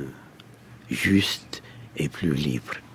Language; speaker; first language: French; non-native, fluent; Arabic